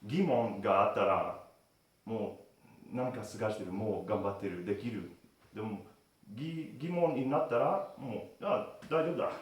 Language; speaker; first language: Japanese; non-native, learner; English